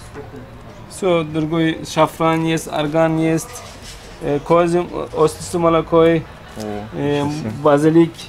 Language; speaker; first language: Russian; non-native, learner; Turkish